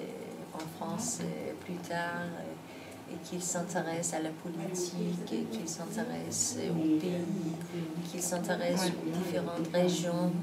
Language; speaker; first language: French; non-native, fluent; Danish